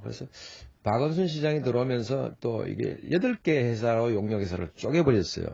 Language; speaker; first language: Korean; native; Korean